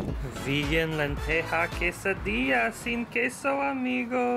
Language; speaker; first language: Spanish; non-native, learner; English